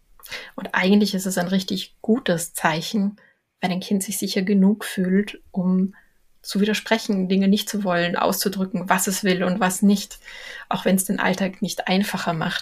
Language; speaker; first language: German; native; German